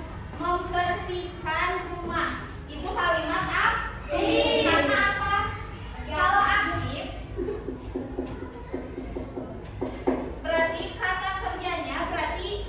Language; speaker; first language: Indonesian; native; Indonesian